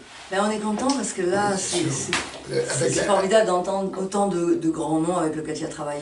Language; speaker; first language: French; native; French